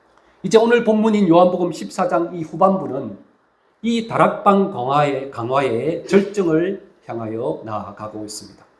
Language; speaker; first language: Korean; native; Korean